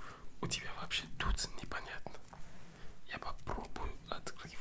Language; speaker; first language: Russian; non-native, learner; French